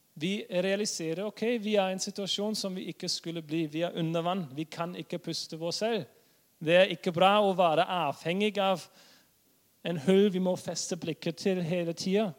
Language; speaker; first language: Norwegian; non-native, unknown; German